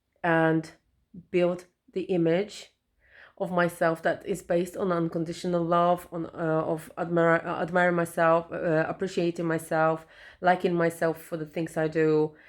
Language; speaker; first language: English; non-native, fluent; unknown